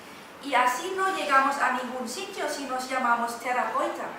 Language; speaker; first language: Spanish; non-native, fluent; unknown